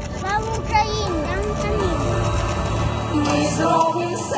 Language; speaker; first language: Ukrainian; early bilingual, heritage; Ukrainian